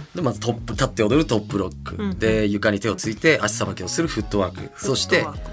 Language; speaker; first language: Japanese; native; Japanese